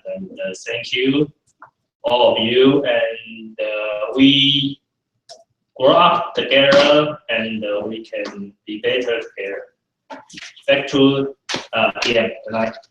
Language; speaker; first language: English; non-native, fluent; Chinese